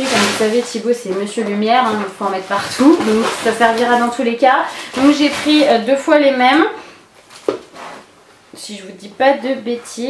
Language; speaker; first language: French; native; French